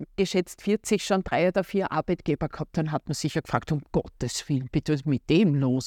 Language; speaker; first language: German; native; German